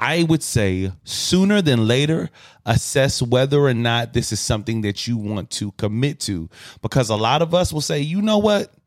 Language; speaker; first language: English; native; English